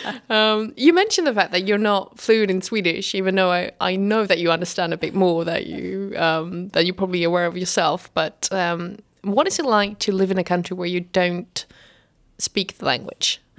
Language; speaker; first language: English; non-native, fluent; Swedish